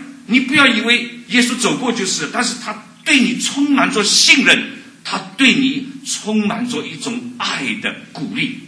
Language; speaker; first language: Chinese; native; Chinese